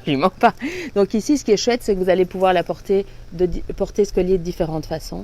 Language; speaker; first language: French; native; French